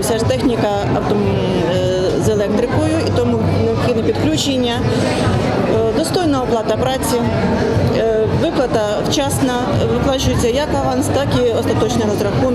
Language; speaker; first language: Ukrainian; native; Ukrainian